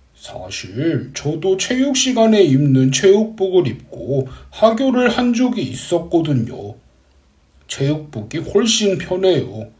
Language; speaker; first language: Korean; native; Korean